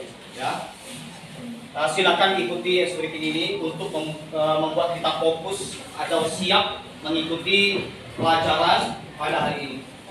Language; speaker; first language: Indonesian; native; Indonesian